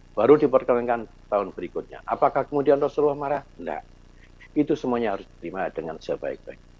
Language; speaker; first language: Indonesian; native; Indonesian